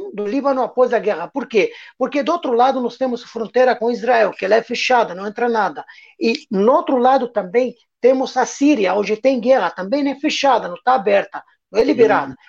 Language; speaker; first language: Portuguese; non-native, fluent; Arabic